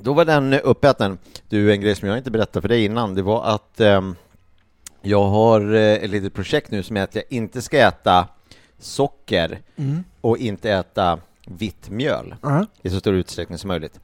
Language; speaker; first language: Swedish; native; Swedish